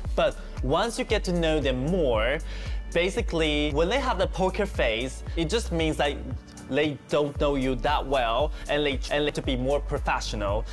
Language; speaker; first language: English; non-native, fluent; Chinese